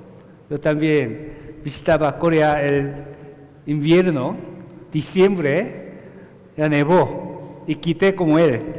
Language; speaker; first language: Spanish; non-native, fluent; Korean